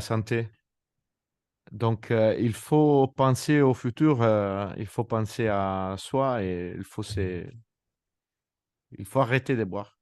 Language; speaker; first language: French; non-native, fluent; Italian